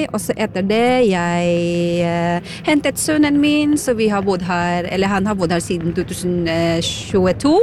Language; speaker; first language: Norwegian; non-native, fluent; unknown